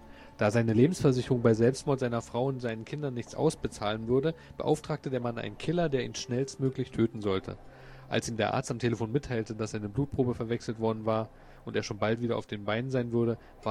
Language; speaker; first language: German; native; German